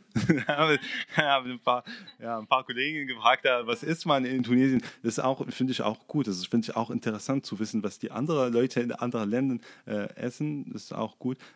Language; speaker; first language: German; non-native, fluent; Arabic